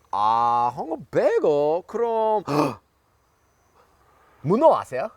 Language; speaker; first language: Korean; non-native, learner; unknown